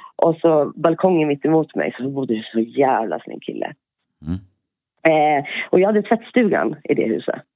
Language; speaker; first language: Swedish; native; Swedish